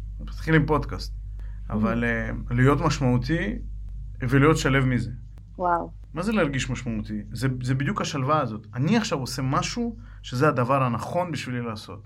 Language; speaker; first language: Hebrew; non-native, fluent; Russian